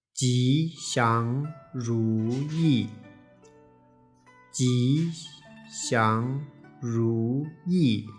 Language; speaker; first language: Chinese; non-native, fluent; Tibetan